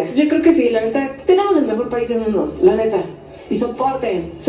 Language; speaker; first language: Spanish; native; Spanish